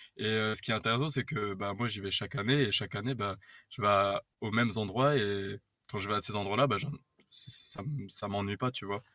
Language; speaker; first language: French; native; French